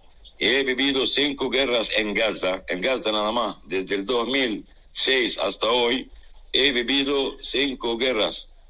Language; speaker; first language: Spanish; non-native, fluent; Arabic